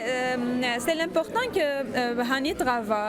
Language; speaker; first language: French; non-native, learner; Arabic